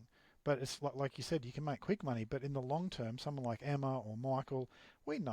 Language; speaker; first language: English; native; English